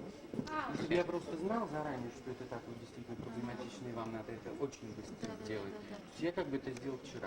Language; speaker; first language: Russian; native; Russian